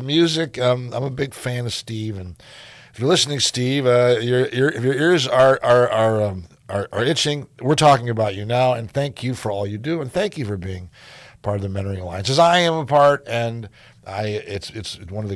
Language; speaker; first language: English; native; English